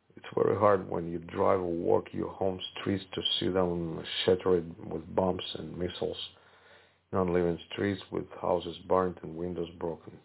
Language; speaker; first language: English; non-native, fluent; Ukrainian